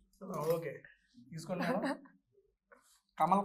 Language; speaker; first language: Telugu; native; Telugu